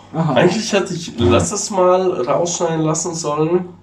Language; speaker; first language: German; non-native, fluent; Romansh